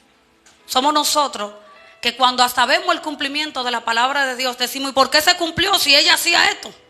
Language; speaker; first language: Spanish; native; Spanish